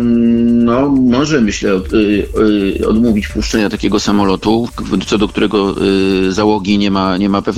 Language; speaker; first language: Polish; native; Polish